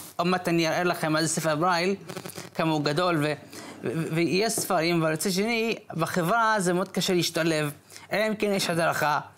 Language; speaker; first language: Hebrew; early bilingual, other home language; English